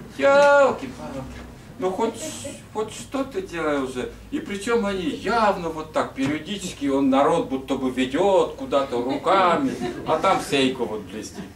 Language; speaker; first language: Russian; non-native, local second language; Udmurt